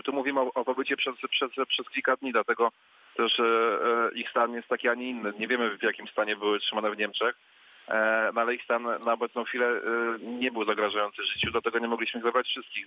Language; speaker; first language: Polish; native; Polish